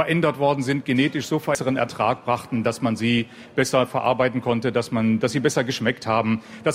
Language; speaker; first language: German; native; German